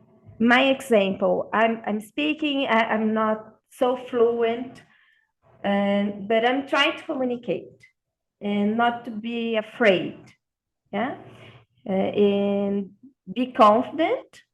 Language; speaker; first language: English; non-native, learner; Portuguese